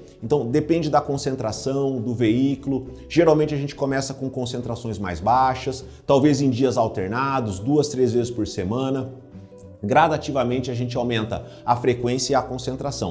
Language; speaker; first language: Portuguese; native; Portuguese